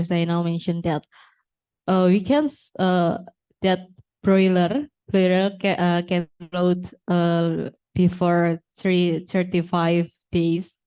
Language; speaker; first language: English; non-native, learner; Indonesian